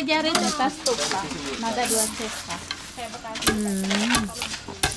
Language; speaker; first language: Russian; non-native, learner; Indonesian